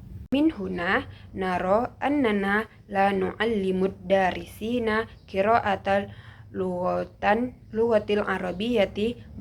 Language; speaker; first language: Arabic; non-native, learner; Indonesian